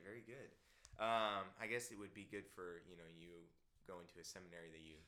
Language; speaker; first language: English; native; English